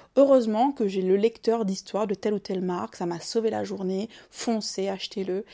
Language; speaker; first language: French; native; French